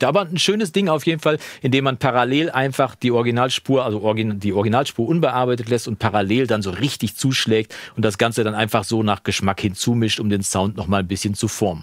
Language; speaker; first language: German; native; German